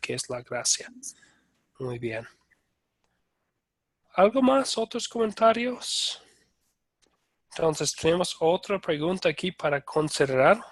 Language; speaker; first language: Spanish; non-native, fluent; English